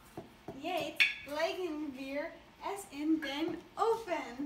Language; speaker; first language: German; non-native, learner; English